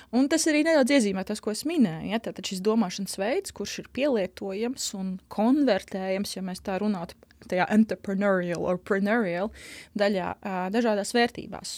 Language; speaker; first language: Latvian; native; Latvian